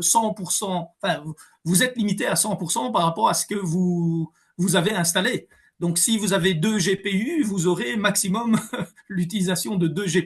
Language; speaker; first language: French; native; French